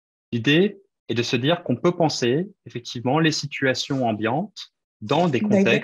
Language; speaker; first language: French; native; French